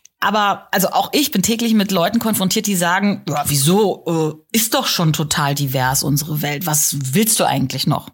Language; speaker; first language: German; native; German